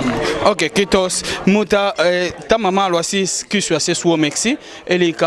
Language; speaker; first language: Finnish; non-native, fluent; Lingala